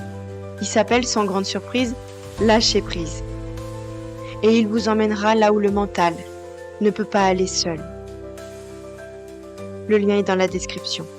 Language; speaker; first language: French; native; French